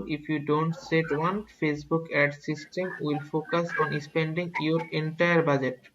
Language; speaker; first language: English; non-native, local second language; Bangla